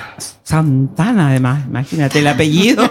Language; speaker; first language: Spanish; native; Spanish